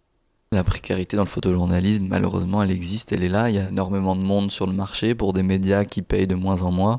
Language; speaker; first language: French; native; French